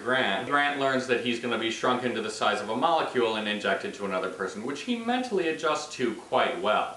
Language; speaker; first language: English; native; English